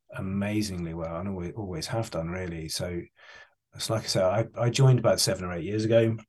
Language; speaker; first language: English; native; English